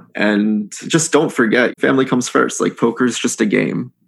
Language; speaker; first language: English; native; English